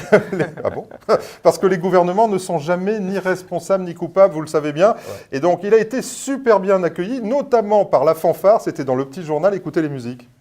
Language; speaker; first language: French; native; French